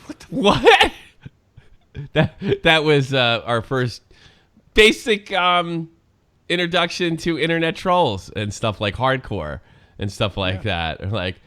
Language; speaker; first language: English; native; English